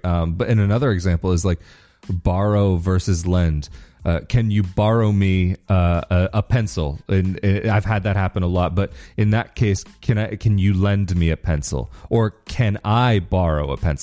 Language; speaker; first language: English; native; English